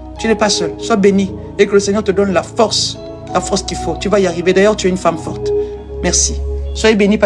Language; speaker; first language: French; non-native, local second language; Lingala